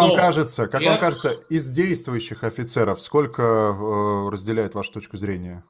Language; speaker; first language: Russian; native; Russian